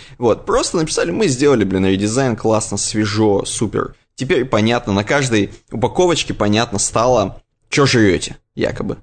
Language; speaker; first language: Russian; native; Russian